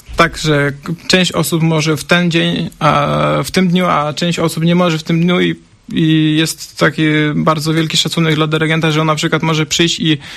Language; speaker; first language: Polish; non-native, fluent; Ukrainian